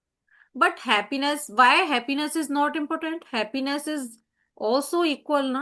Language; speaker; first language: English; non-native, learner; Hindi